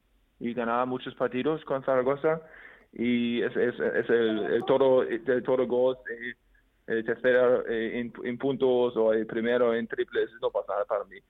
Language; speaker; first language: Spanish; non-native, learner; German